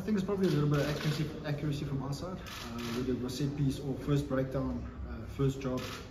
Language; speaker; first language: English; non-native, local second language; Afrikaans